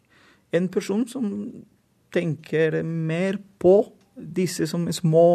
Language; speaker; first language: Norwegian; non-native, fluent; Spanish